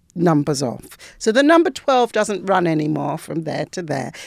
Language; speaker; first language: English; native; English